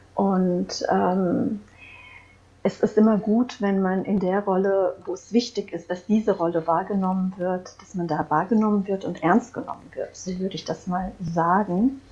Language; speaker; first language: German; early bilingual, other home language; Croatian